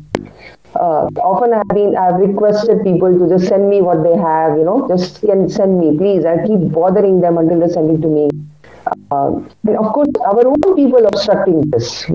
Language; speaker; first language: English; non-native, local second language; Kannada